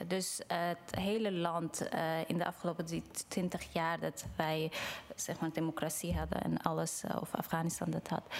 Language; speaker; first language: Dutch; non-native, fluent; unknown